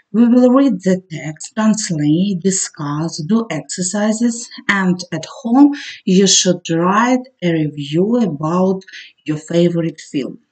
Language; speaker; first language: English; non-native, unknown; Ukrainian